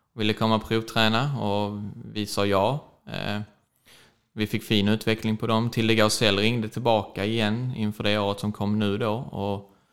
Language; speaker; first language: Swedish; native; Swedish